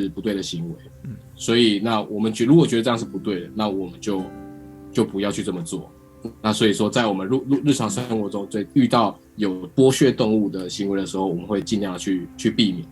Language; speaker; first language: Chinese; native; Chinese